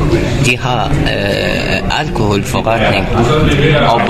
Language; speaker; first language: Danish; non-native, learner; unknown